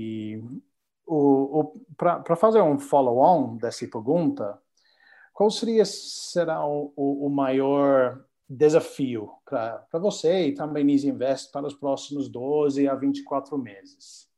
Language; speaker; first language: Portuguese; non-native, learner; English